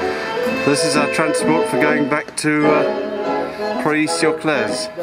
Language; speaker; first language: English; native; English